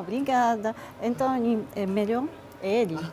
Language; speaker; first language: Portuguese; non-native, learner; Japanese